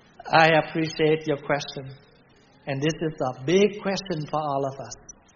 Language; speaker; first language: English; non-native, fluent; Vietnamese